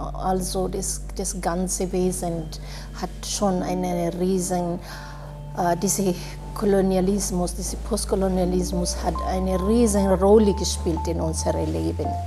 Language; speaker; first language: German; non-native, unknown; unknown